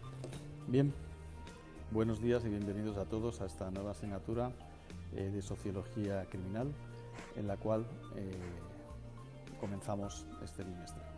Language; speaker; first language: Spanish; native; Spanish